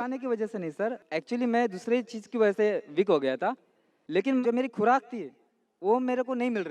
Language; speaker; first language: Hindi; non-native, local second language; Marathi